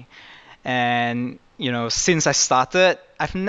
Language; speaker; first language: English; native; English